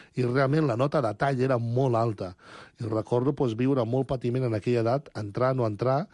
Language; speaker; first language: Catalan; early bilingual, other home language; Spanish